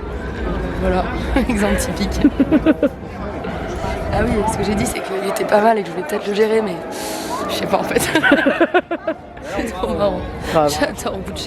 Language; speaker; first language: French; native; French